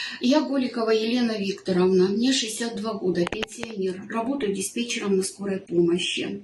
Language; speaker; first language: Russian; native; Russian